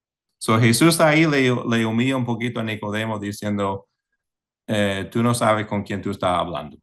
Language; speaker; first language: Spanish; non-native, fluent; English